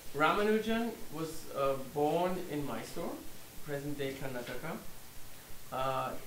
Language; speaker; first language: English; non-native, fluent; German